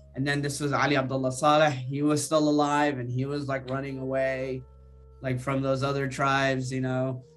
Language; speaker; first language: English; early bilingual, other home language; Arabic